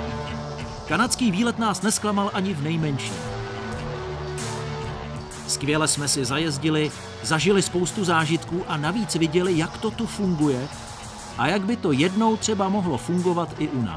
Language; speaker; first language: Czech; native; Czech